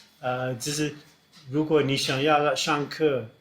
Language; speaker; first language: Chinese; non-native, fluent; English